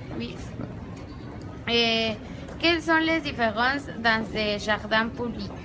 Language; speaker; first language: French; non-native, learner; Spanish